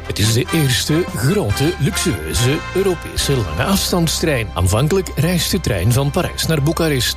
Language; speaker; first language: Dutch; native; Dutch